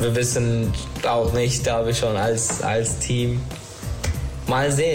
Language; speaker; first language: German; non-native, learner; Turkish